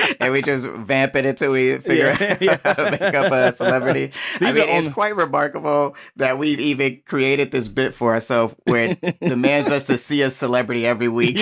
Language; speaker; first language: English; native; English